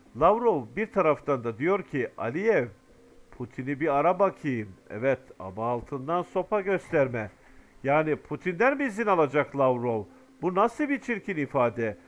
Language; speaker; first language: Turkish; native; Turkish